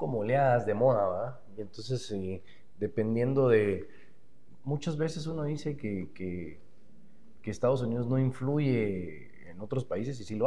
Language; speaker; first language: Spanish; native; Spanish